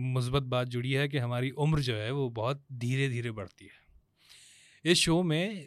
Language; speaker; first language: Urdu; native; Urdu